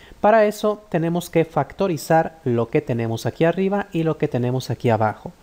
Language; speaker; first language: Spanish; native; Spanish